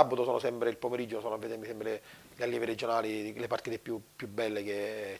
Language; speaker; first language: Italian; native; Italian